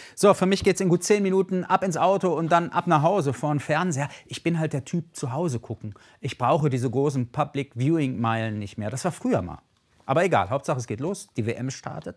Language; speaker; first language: German; native; German